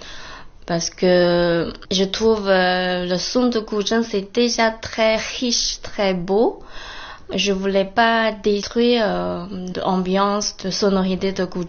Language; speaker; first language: French; non-native, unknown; Chinese